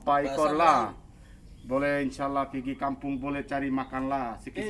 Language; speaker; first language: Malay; non-native, learner; Bangla